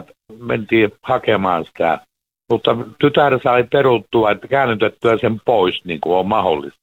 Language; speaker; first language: Finnish; native; Finnish